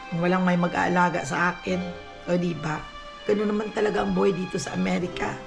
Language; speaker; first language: Filipino; non-native, local second language; Cebuano